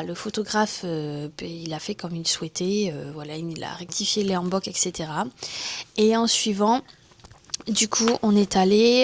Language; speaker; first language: French; native; French